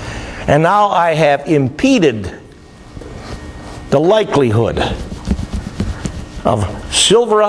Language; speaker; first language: English; native; English